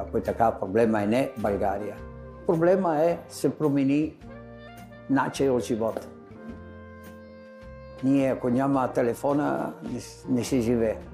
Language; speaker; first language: Bulgarian; non-native, learner; Italian